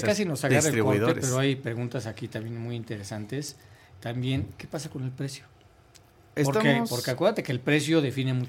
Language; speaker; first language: Spanish; native; Spanish